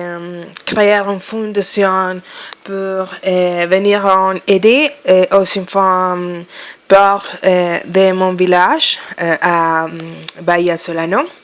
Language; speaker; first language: French; non-native, fluent; Spanish